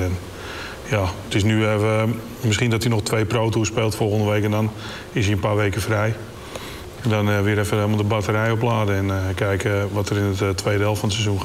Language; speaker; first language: Dutch; native; Dutch